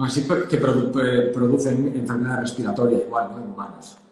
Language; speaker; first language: Spanish; native; Spanish